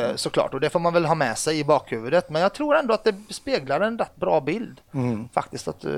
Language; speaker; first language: Swedish; early bilingual, other home language; Arabic